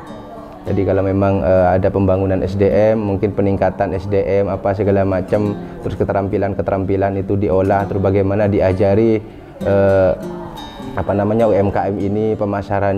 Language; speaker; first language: Indonesian; non-native, local second language; Madurese